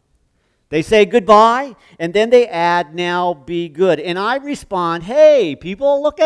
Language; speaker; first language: English; native; English